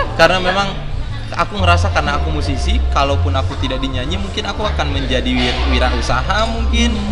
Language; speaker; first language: Indonesian; native; Indonesian